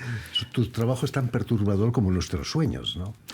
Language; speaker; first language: Spanish; native; Spanish